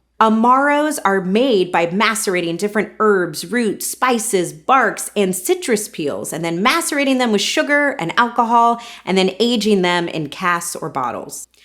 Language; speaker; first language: English; native; English